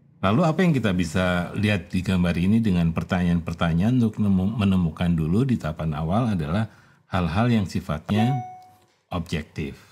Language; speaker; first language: Indonesian; native; Indonesian